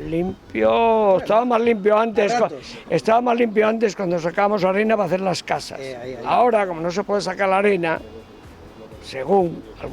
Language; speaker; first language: Spanish; native; Spanish